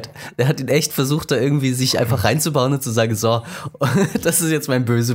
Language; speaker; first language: German; native; German